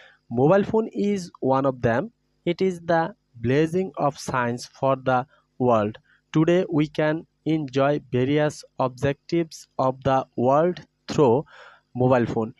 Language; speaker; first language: English; non-native, local second language; Bangla